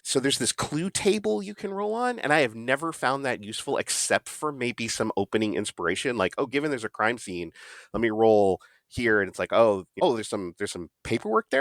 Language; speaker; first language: English; native; English